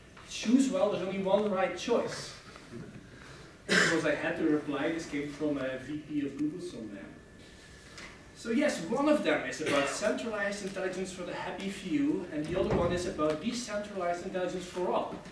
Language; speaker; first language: English; non-native, fluent; Dutch